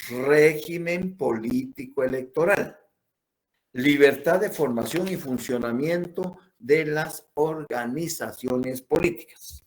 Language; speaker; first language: Spanish; native; Spanish